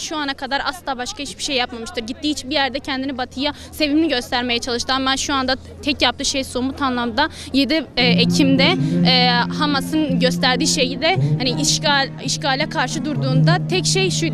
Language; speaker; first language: Turkish; native; Turkish